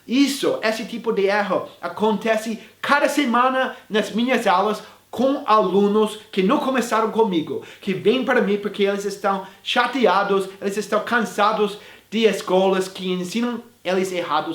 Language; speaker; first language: Portuguese; non-native, fluent; English